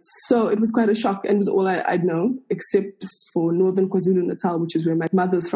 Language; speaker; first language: English; non-native, local second language; Afrikaans